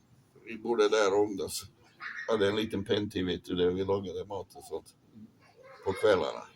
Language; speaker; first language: Swedish; non-native, fluent; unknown